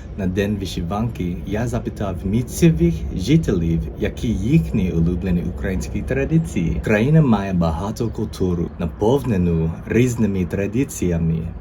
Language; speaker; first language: Ukrainian; non-native, learner; English